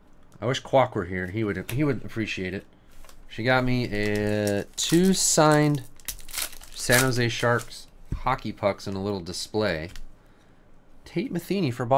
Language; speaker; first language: English; native; English